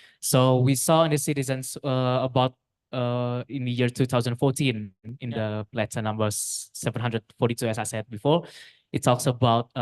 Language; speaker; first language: English; non-native, local second language; Indonesian